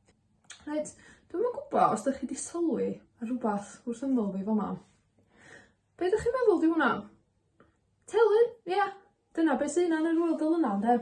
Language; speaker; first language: Welsh; native; Welsh